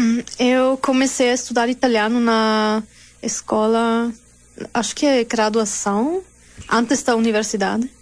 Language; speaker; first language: Portuguese; non-native, learner; German